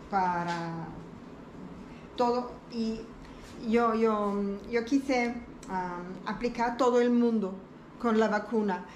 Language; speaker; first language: Spanish; non-native, learner; German